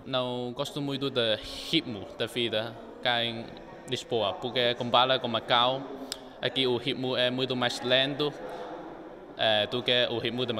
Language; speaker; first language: Portuguese; non-native, local second language; Chinese